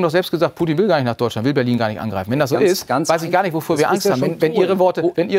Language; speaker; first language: German; native; German